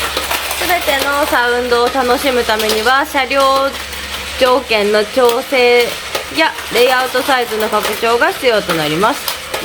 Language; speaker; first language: Japanese; native; Japanese